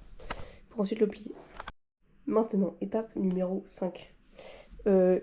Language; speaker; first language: French; native; French